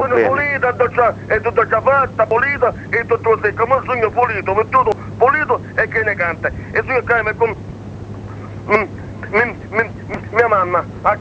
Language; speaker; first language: Italian; non-native, learner; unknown